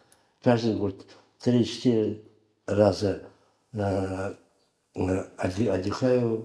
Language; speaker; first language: Russian; non-native, learner; Uzbek